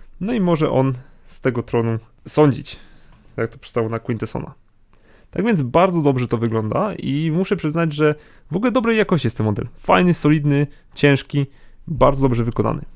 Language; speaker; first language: Polish; native; Polish